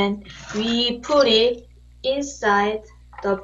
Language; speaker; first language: English; non-native, learner; Korean